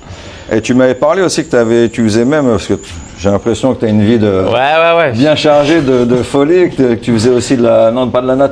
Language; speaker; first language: French; native; French